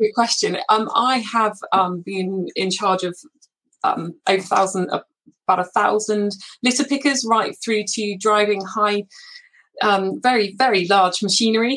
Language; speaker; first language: English; native; English